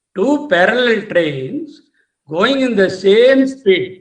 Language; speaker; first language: English; non-native, local second language; Telugu